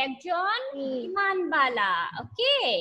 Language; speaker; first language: English; non-native, learner; Bangla